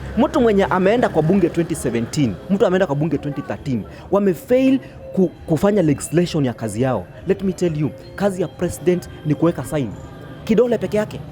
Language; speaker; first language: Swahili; native; Swahili